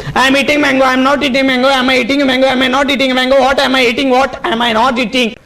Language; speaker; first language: English; non-native, local second language; Marathi